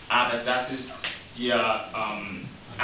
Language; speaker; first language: German; non-native, learner; English